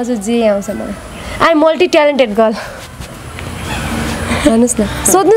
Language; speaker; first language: Nepali; native; Nepali